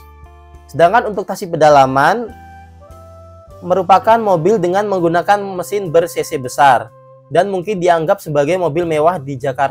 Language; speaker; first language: Indonesian; native; Indonesian